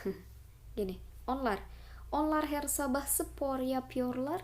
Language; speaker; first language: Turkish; non-native, fluent; Indonesian